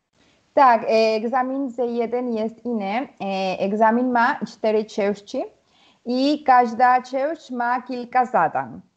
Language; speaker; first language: Polish; non-native, learner; Spanish